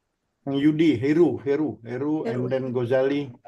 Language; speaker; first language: English; non-native, learner; Indonesian